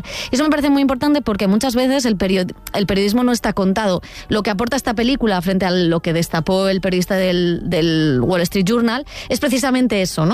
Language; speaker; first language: Spanish; native; Spanish